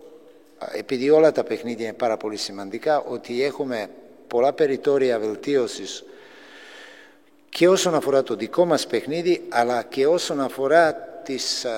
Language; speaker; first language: Greek; non-native, fluent; Serbian